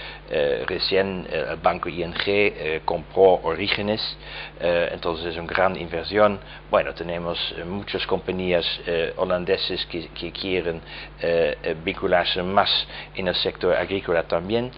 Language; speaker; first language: Spanish; non-native, fluent; Dutch